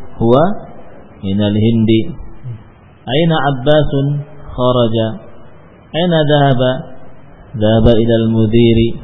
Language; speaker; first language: Arabic; non-native, fluent; Indonesian